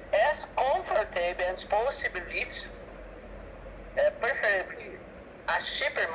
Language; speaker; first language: English; non-native, learner; Portuguese